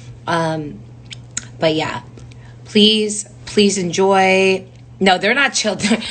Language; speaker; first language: English; early bilingual, other home language; Korean